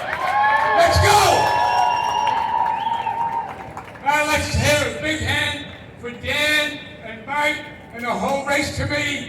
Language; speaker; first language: English; native; English